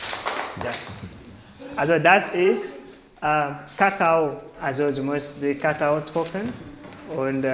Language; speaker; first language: German; non-native, learner; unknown